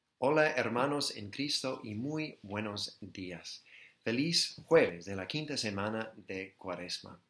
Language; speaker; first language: Spanish; non-native, fluent; English